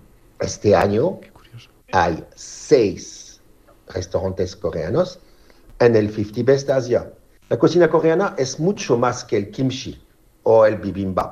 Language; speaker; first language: Spanish; non-native, fluent; French